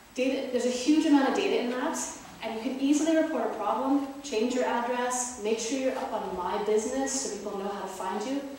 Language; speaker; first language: English; native; English